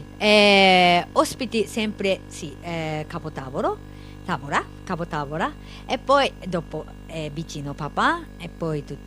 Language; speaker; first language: Italian; non-native, learner; Japanese